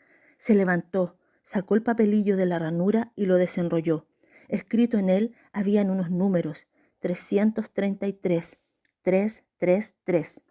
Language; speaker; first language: Spanish; native; Spanish